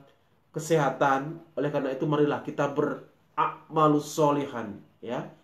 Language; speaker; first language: Indonesian; native; Indonesian